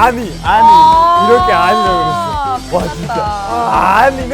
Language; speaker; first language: Korean; non-native, fluent; Spanish